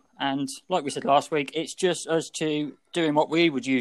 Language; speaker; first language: English; native; English